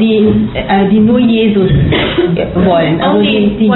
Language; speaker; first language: German; non-native, fluent; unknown